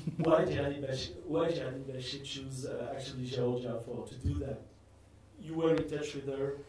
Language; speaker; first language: English; non-native, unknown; French